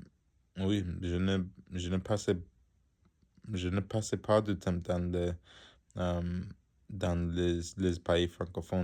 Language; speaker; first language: French; non-native, learner; English